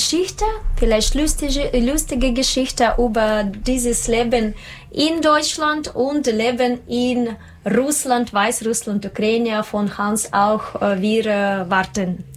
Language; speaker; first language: German; non-native, learner; Russian